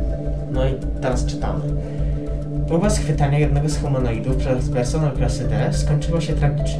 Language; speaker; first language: Polish; native; Polish